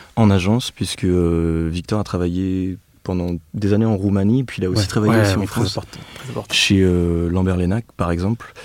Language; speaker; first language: French; native; French